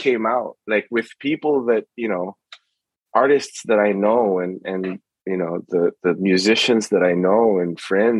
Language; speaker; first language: English; non-native, local second language; Filipino